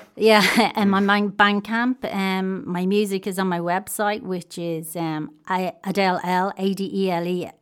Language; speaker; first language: English; native; English